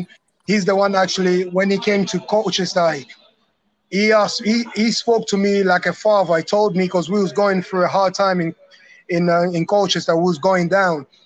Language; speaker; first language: English; native; English